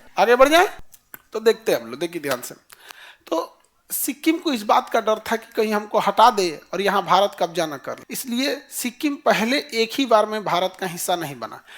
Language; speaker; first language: Hindi; native; Hindi